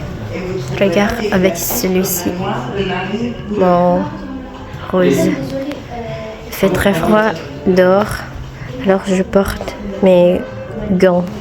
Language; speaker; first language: French; non-native, learner; Indonesian